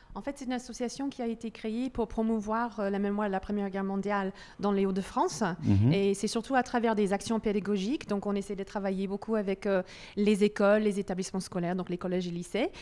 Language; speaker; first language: French; non-native, fluent; English